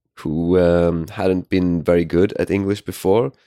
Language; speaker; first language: English; non-native, fluent; Swedish